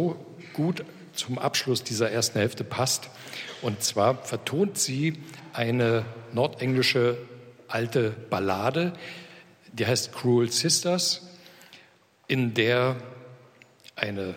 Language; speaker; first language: German; native; German